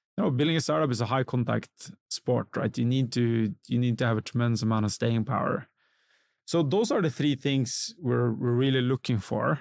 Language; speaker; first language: English; non-native, fluent; Norwegian